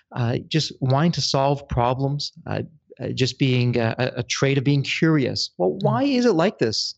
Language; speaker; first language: English; native; English